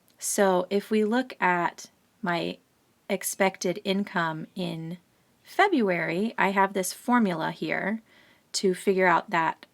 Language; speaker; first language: English; native; English